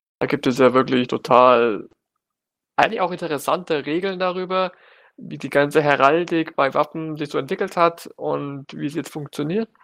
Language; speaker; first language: German; native; German